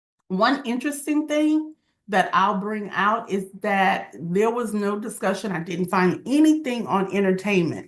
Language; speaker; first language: English; native; English